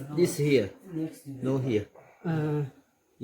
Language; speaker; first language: English; non-native, learner; Chinese